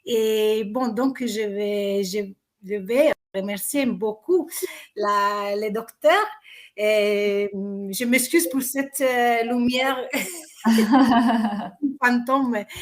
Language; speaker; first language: French; non-native, fluent; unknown